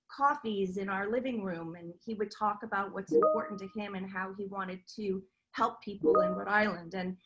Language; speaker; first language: English; native; English